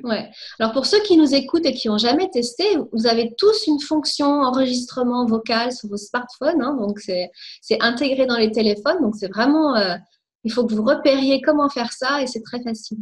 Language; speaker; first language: French; native; French